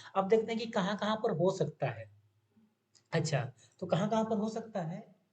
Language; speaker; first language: Hindi; native; Hindi